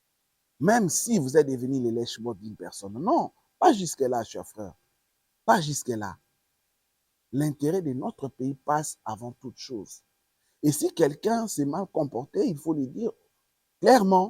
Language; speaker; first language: French; non-native, local second language; Lingala